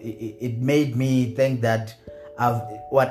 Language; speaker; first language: English; non-native, local second language; Xhosa